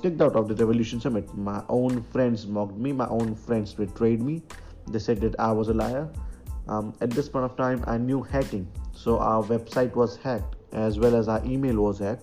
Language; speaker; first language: English; non-native, local second language; Hindi